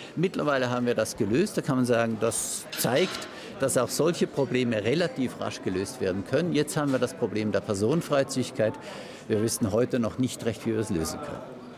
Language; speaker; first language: German; native; German